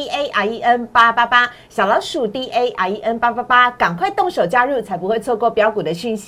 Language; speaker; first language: Chinese; native; Chinese